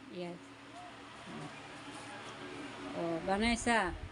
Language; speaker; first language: English; non-native, learner; Filipino